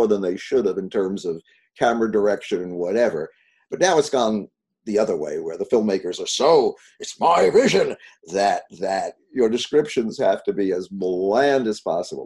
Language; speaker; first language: English; native; English